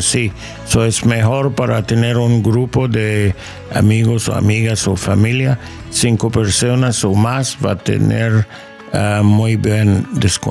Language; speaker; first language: Spanish; non-native, learner; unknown